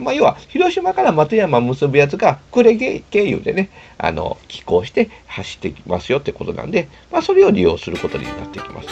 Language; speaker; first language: Japanese; native; Japanese